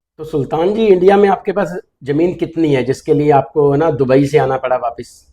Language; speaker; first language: Hindi; non-native, local second language; Punjabi